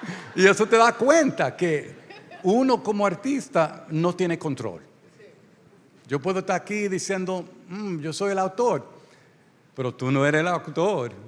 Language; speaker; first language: Spanish; early bilingual, heritage; Spanish